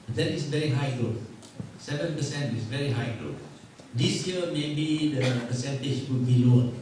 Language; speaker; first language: English; non-native, local second language; Malay